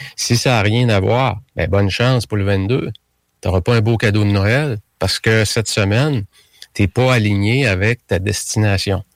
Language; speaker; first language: French; native; French